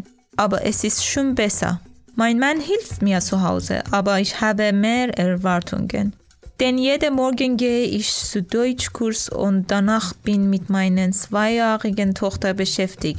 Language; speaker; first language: German; non-native, learner; Persian